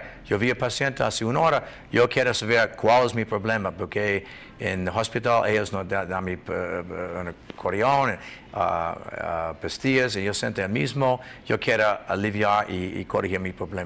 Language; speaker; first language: Spanish; non-native, learner; English